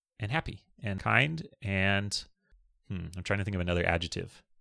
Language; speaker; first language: English; native; English